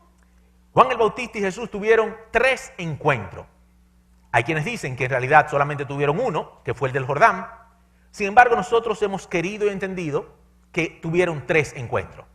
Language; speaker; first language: Spanish; native; Spanish